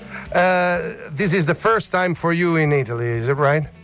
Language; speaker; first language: English; non-native, learner; Italian